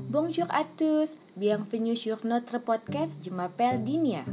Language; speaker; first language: French; non-native, learner; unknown